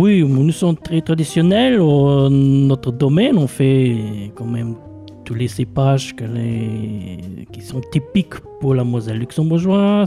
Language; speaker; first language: French; non-native, local second language; Luxembourgish